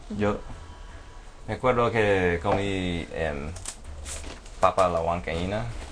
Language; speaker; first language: Spanish; non-native, fluent; English